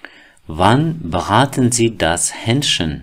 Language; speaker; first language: German; non-native, learner; Persian